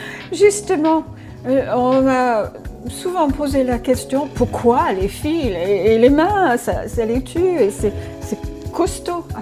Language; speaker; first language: French; non-native, fluent; English